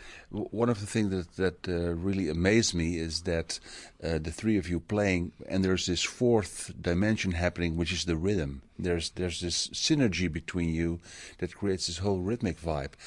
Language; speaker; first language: English; non-native, fluent; Dutch